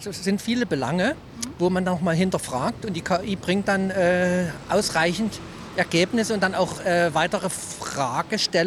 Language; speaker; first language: German; native; German